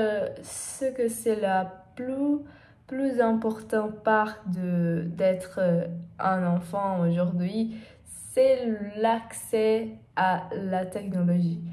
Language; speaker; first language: French; non-native, learner; Portuguese